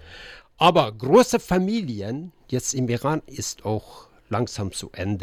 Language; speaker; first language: German; non-native, learner; Persian